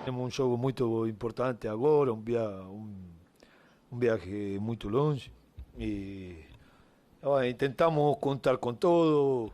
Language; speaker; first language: Portuguese; non-native, learner; Spanish